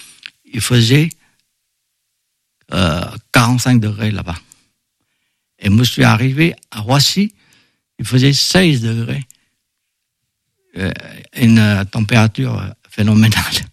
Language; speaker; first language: French; non-native, fluent; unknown